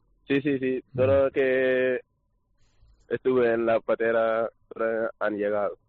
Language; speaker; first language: Spanish; non-native, learner; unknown